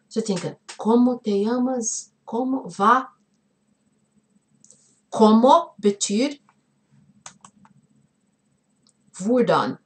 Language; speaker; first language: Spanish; non-native, fluent; Portuguese